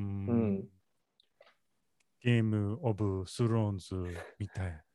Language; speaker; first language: Japanese; non-native, learner; English